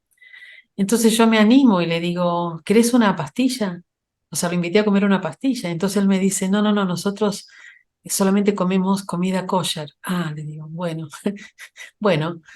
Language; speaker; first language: Spanish; native; Spanish